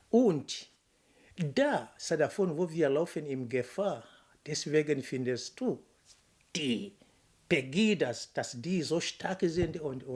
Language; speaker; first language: German; non-native, fluent; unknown